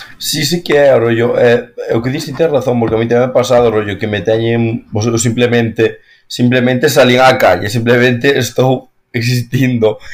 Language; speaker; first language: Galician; non-native, local second language; Spanish